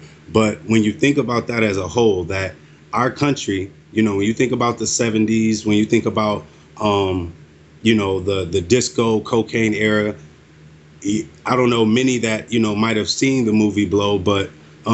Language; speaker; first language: English; native; English